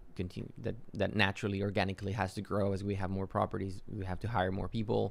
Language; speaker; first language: English; non-native, fluent; Spanish